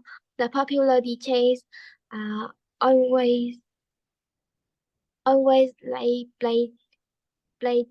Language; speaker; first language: English; non-native, learner; Vietnamese